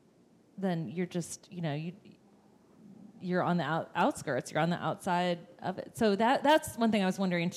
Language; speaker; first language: English; native; English